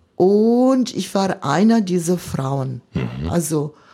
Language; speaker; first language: German; non-native, fluent; Italian